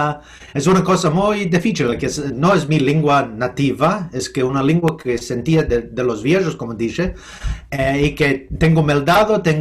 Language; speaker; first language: Spanish; non-native, fluent; English